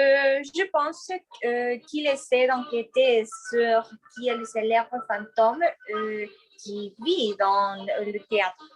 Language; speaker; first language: French; non-native, learner; Spanish